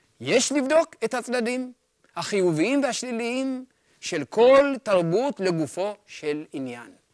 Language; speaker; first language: Hebrew; early bilingual, other home language; Amharic